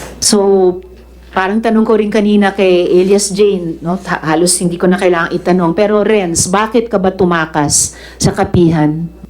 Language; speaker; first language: Filipino; native; Filipino